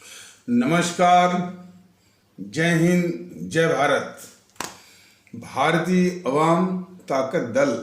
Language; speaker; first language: Hindi; native; Hindi